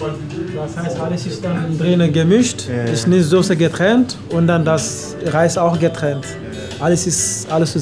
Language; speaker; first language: German; non-native, learner; Wolof